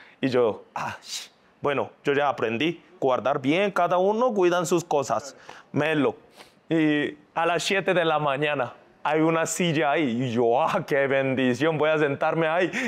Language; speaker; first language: Spanish; non-native, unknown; Korean